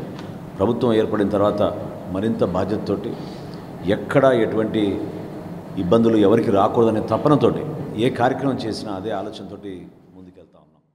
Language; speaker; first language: Telugu; native; Telugu